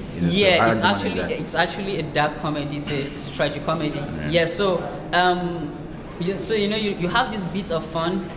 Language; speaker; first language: English; non-native, local second language; Hausa